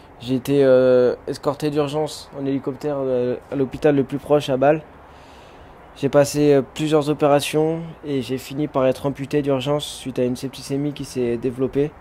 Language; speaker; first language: French; native; French